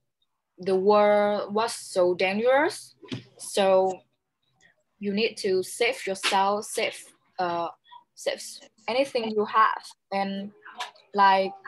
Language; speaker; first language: English; non-native, learner; Vietnamese